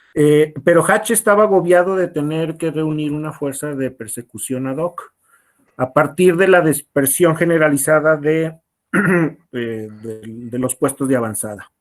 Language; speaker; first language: Spanish; native; Spanish